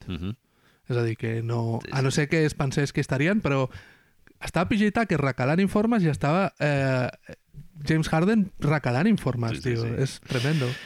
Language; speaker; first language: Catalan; non-native, local second language; Spanish